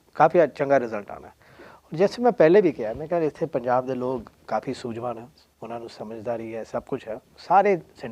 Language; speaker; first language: Hindi; non-native, local second language; Punjabi